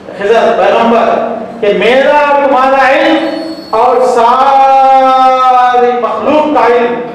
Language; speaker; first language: Urdu; native; Urdu